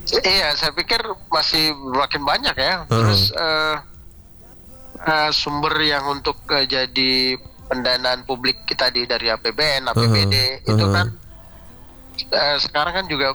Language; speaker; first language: Indonesian; native; Indonesian